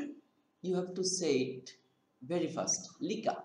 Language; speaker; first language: English; non-native, fluent; Bangla